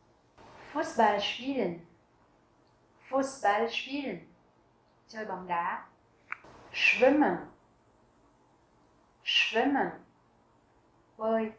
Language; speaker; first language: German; non-native, fluent; Vietnamese